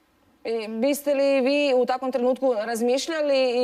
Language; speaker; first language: Croatian; native; Croatian